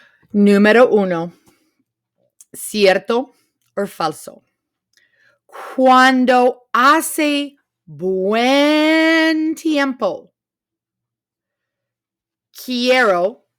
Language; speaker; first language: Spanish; non-native, fluent; English